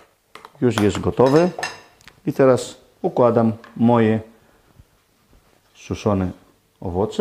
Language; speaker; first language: Polish; non-native, learner; Greek